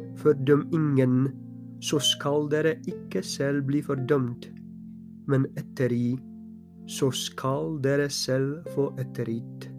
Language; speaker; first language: Norwegian; non-native, fluent; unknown